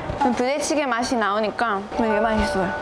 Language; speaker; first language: Korean; non-native, fluent; Spanish